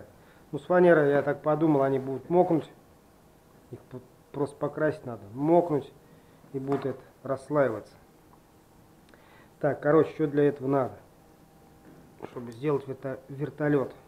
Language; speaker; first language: Russian; native; Russian